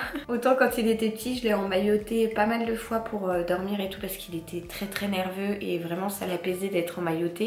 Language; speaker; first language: French; native; French